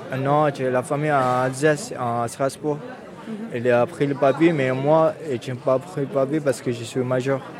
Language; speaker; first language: French; non-native, learner; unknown